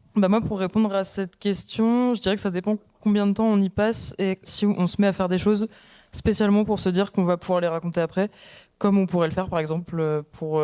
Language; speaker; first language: French; native; French